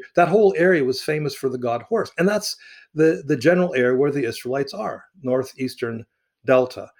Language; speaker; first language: English; early bilingual, other home language; Arabic